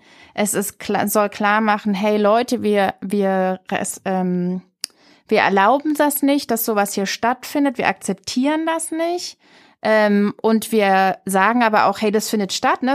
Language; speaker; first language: German; native; German